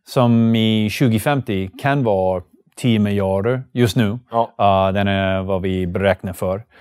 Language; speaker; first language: Swedish; non-native, learner; English